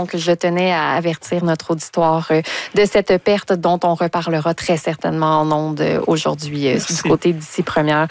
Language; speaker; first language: French; native; French